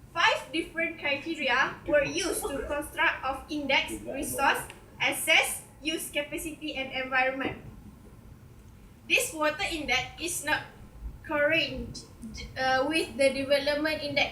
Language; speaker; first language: English; non-native, learner; Malay